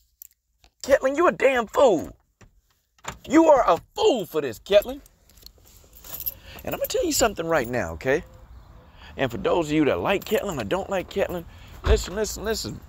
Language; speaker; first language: English; native; English